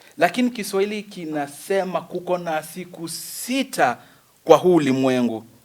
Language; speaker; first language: Swahili; native; Swahili